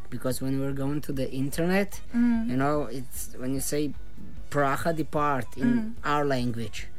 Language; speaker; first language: English; non-native, fluent; Slovenian